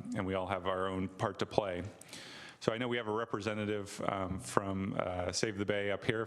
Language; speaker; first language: English; native; English